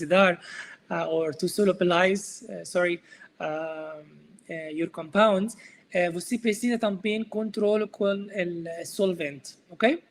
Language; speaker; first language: Portuguese; non-native, learner; Arabic